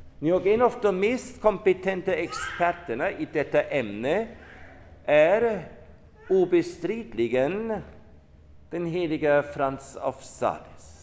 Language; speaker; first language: Swedish; non-native, fluent; German